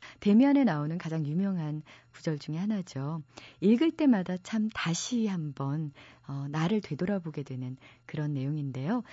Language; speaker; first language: Korean; native; Korean